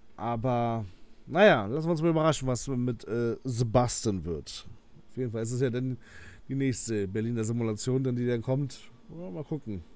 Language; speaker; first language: German; native; German